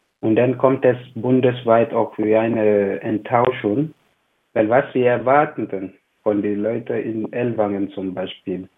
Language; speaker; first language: German; non-native, fluent; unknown